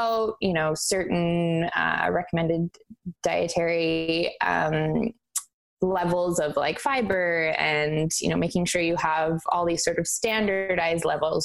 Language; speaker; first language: English; native; English